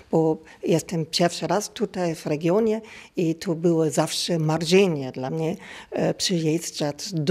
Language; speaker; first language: Polish; non-native, fluent; German